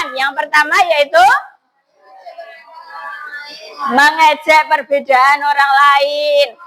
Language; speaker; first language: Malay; non-native, local second language; Javanese